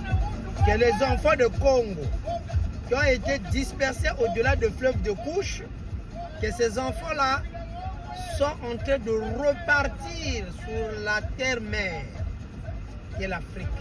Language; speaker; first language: French; non-native, local second language; Kongo